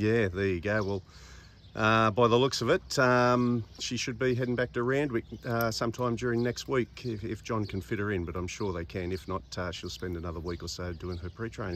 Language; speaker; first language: English; native; English